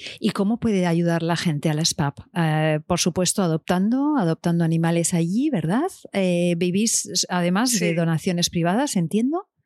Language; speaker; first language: Spanish; native; Spanish